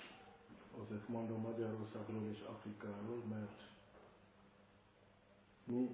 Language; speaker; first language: Hungarian; non-native, fluent; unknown